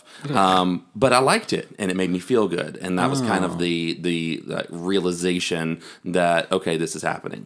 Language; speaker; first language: English; native; English